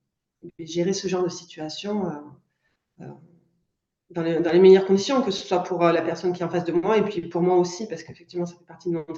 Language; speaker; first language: French; native; French